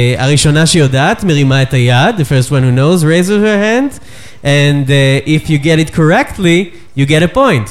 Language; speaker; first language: Hebrew; native; Hebrew